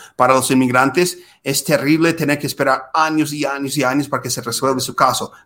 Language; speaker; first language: Spanish; non-native, fluent; English